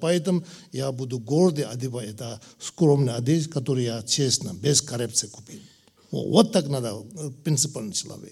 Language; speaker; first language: Russian; non-native, learner; Tibetan